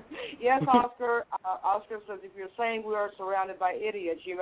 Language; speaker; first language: English; native; English